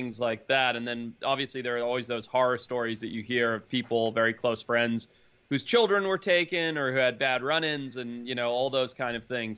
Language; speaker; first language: English; native; English